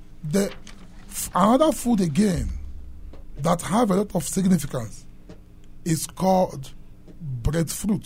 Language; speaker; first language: English; non-native, local second language; Igbo